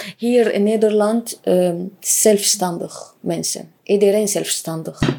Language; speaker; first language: Dutch; non-native, learner; Arabic